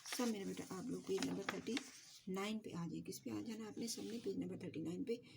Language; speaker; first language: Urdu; native; Urdu